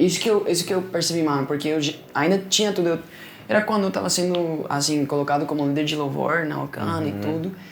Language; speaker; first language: Portuguese; non-native, fluent; Spanish